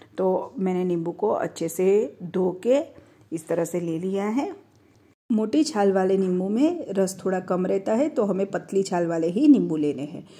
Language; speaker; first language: Hindi; non-native, local second language; Gujarati